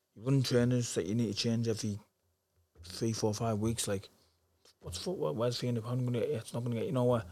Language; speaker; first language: English; native; English